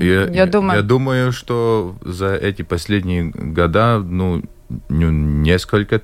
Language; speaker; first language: Russian; non-native, local second language; Latvian